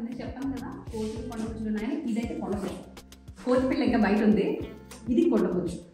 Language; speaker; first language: Telugu; native; Telugu